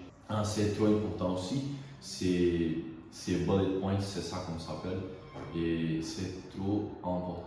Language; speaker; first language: French; non-native, learner; Portuguese